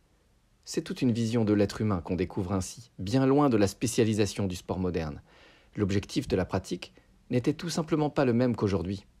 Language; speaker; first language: French; native; French